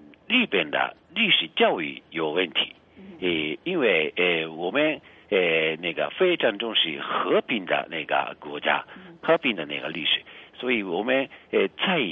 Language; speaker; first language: Chinese; non-native, fluent; Japanese